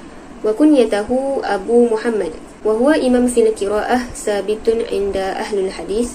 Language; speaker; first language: Arabic; non-native, learner; Malay